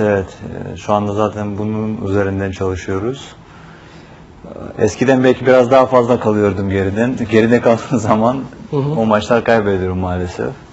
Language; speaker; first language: Turkish; non-native, fluent; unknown